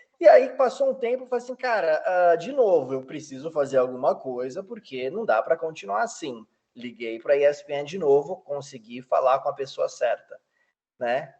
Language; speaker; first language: Portuguese; early bilingual, heritage; Portuguese